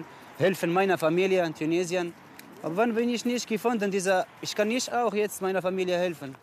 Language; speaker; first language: German; non-native, learner; Arabic